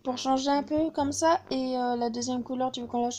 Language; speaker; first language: French; native; French